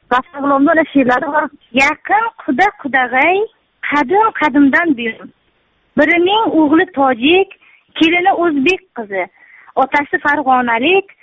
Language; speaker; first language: Uzbek; native; Uzbek